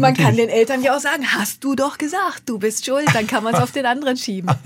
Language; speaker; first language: German; native; German